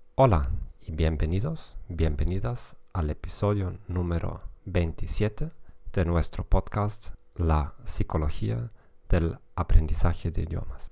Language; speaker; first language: Spanish; non-native, fluent; German